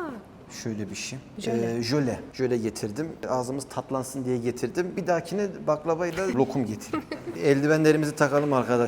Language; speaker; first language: Turkish; native; Turkish